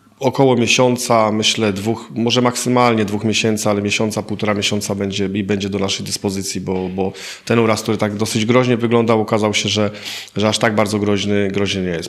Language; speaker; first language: Polish; native; Polish